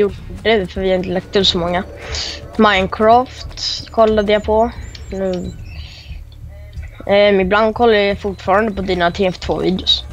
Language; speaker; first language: Swedish; native; Swedish